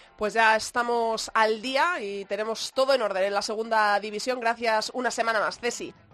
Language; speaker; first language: Spanish; native; Spanish